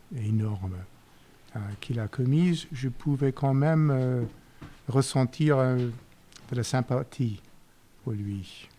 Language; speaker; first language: French; non-native, fluent; English